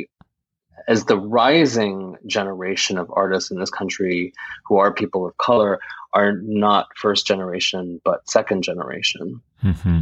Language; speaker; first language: English; native; English